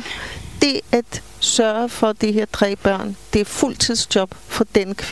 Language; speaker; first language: Danish; non-native, fluent; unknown